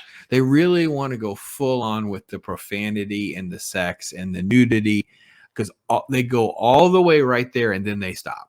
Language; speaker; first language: English; native; English